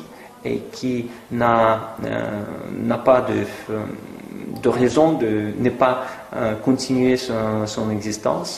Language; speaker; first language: French; non-native, fluent; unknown